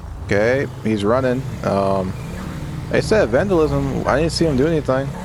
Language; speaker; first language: English; native; English